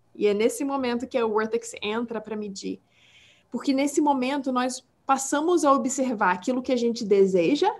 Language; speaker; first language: Portuguese; non-native, local second language; English